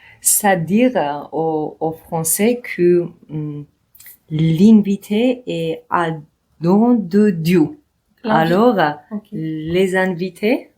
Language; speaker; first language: French; non-native, learner; Georgian